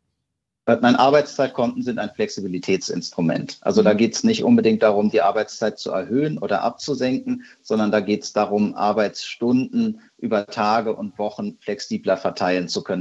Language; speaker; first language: German; native; German